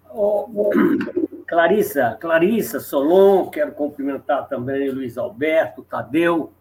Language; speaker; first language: Portuguese; native; Portuguese